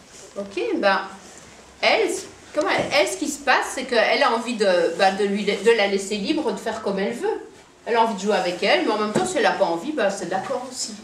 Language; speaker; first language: French; native; French